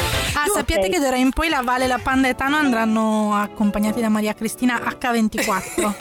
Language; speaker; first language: Italian; native; Italian